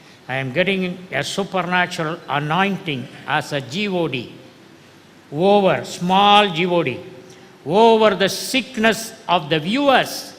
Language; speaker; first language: English; non-native, local second language; Tamil